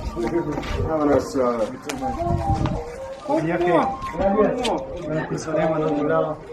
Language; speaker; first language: Spanish; non-native, learner; French